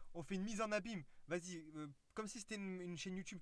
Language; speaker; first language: French; native; French